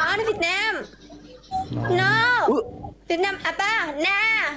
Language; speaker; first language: Indonesian; non-native, learner; Vietnamese